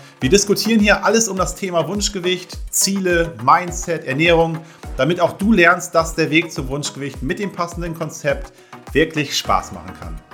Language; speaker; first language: German; native; German